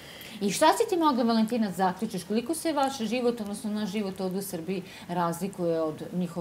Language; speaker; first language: Serbian; native; Serbian